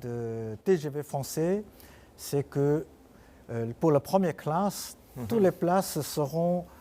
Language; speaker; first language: French; non-native, fluent; Chinese